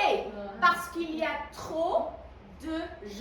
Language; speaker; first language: French; non-native, fluent; Spanish